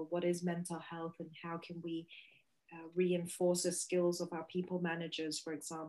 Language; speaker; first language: English; non-native, local second language; Cantonese